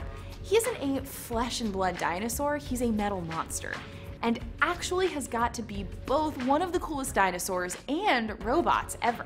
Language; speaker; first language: English; native; English